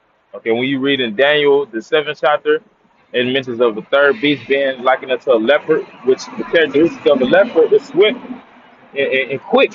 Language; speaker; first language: English; native; English